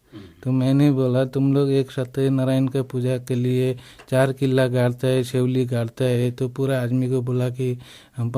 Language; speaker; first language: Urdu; non-native, learner; Nepali